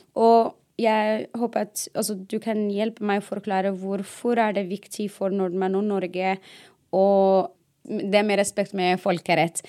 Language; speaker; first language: Norwegian; non-native, fluent; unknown